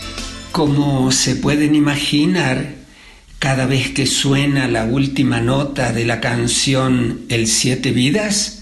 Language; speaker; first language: Spanish; native; Spanish